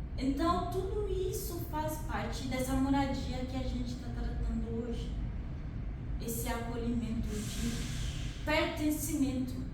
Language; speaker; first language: Portuguese; non-native, fluent; Haitian Creole